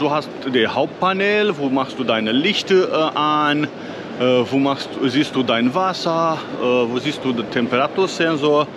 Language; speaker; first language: German; non-native, fluent; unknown